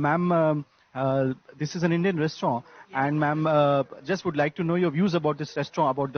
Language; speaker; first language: Hindi; native; Hindi